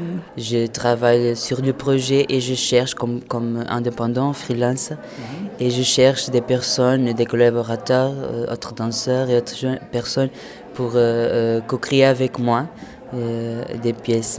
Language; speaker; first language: French; non-native, fluent; Portuguese